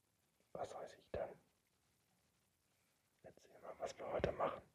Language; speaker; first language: German; native; German